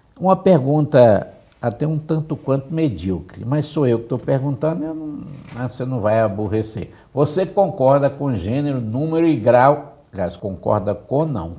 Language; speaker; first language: Portuguese; native; Portuguese